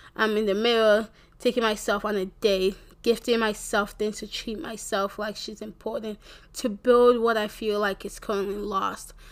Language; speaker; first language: English; early bilingual, other home language; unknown